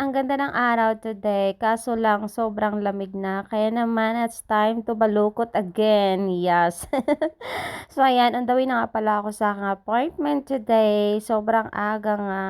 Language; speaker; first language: Filipino; native; Filipino